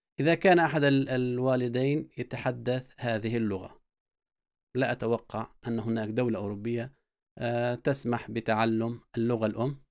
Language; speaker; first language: Arabic; native; Arabic